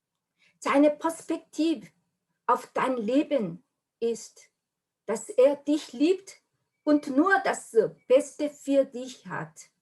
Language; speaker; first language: German; non-native, learner; Korean